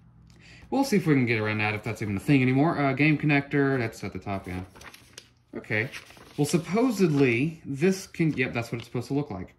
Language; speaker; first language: English; native; English